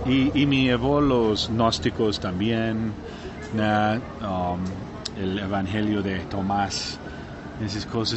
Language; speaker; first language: Spanish; non-native, learner; English